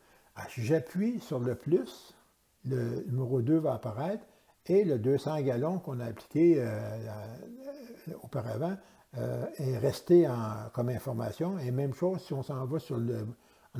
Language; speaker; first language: French; native; French